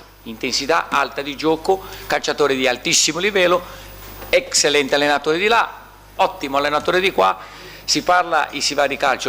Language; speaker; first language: Italian; non-native, fluent; Portuguese